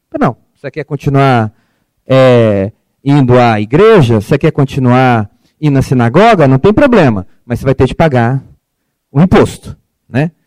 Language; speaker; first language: Portuguese; early bilingual, other home language; Arabic